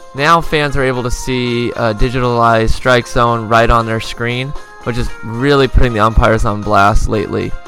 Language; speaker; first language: English; native; English